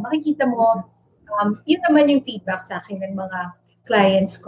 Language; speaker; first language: Filipino; non-native, local second language; Iloko